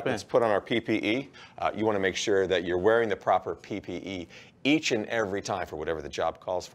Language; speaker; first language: English; native; English